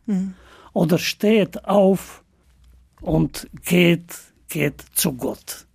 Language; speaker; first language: German; non-native, fluent; Albanian